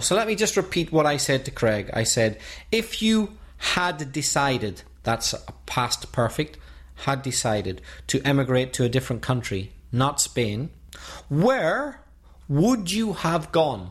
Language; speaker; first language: English; native; English